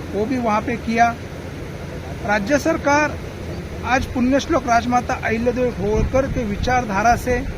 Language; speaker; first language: Hindi; non-native, local second language; Marathi